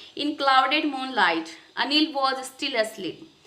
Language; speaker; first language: English; non-native, local second language; Hindi